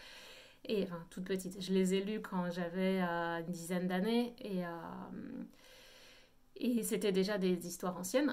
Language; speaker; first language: French; native; French